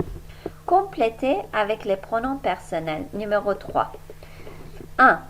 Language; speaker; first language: French; non-native, fluent; Persian